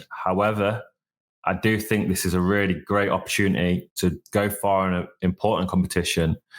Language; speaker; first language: English; native; English